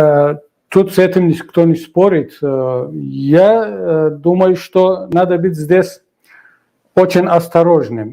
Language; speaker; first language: Russian; non-native, local second language; Tajik